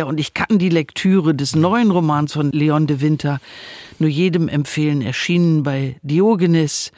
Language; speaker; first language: German; native; German